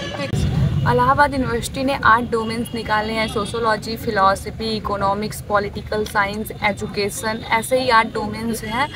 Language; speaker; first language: Hindi; native; Hindi